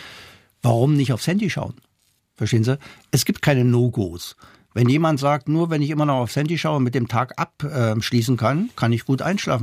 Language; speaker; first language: German; non-native, fluent; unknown